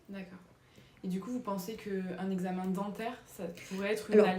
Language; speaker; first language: French; native; French